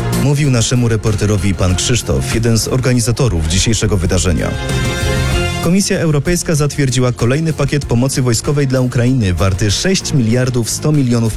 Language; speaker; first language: Polish; native; Polish